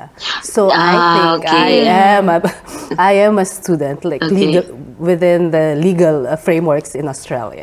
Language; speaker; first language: English; non-native, local second language; Filipino